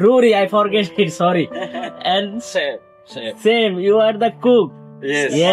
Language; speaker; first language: English; non-native, learner; Bangla